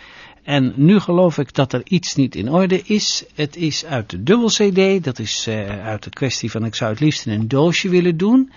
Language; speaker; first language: Dutch; native; Dutch